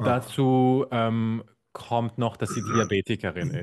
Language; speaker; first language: German; non-native, fluent; Arabic